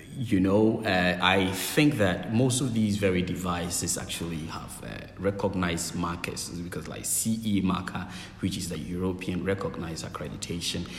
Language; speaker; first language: English; non-native, local second language; Akan